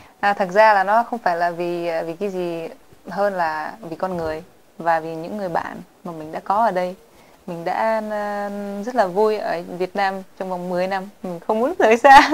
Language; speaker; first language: Vietnamese; early bilingual, heritage; Vietnamese